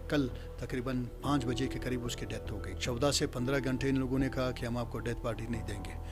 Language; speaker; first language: Urdu; non-native, local second language; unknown